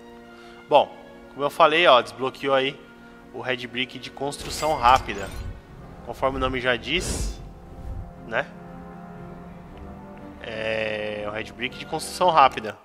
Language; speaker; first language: Portuguese; native; Portuguese